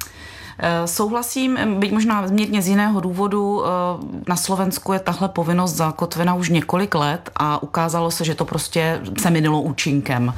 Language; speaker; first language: Czech; native; Czech